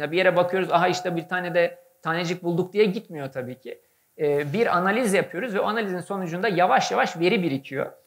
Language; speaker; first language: Turkish; native; Turkish